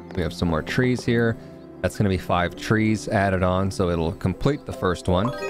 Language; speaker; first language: English; native; English